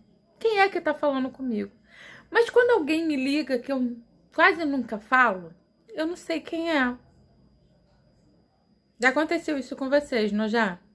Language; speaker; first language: Portuguese; native; Portuguese